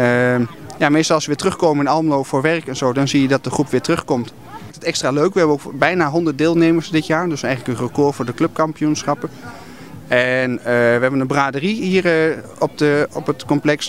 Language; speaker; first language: Dutch; native; Dutch